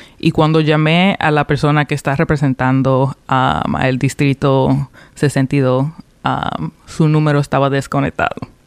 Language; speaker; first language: Spanish; early bilingual, heritage; Spanish